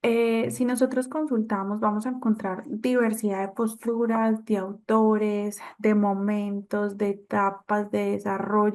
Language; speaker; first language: Spanish; native; Spanish